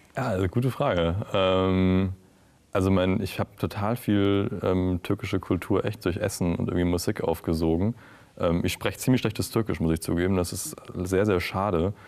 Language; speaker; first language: German; native; German